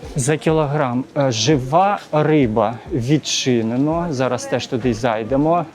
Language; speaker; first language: Ukrainian; non-native, local second language; Russian